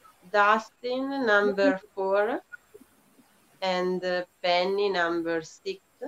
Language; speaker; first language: English; non-native, fluent; Italian